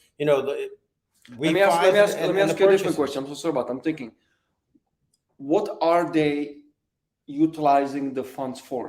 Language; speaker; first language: English; native; English